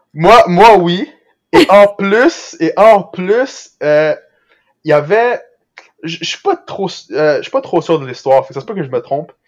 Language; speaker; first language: French; early bilingual, other home language; Portuguese